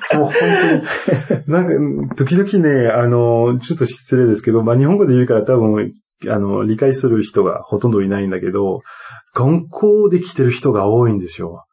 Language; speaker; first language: Japanese; non-native, fluent; French